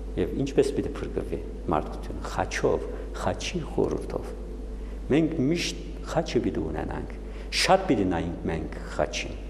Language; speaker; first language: Armenian; early bilingual, heritage; Armenian